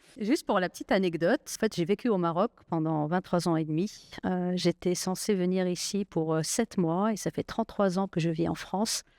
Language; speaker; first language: French; non-native, local second language; Arabic